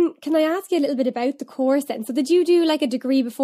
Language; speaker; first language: English; native; English